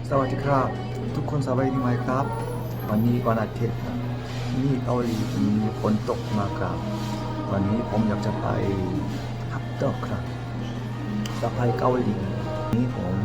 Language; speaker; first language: Thai; non-native, learner; Korean